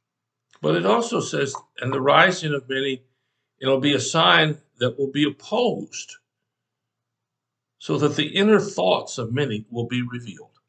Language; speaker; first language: English; native; English